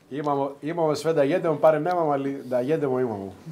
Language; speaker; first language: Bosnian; non-native, learner; Greek